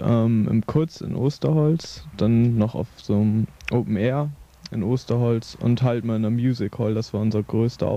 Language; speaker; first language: German; native; German